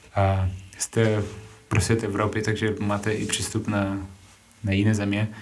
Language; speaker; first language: Czech; non-native, fluent; Spanish